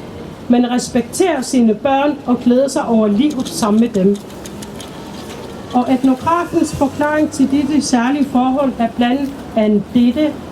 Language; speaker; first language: Danish; non-native, local second language; Kalaallisut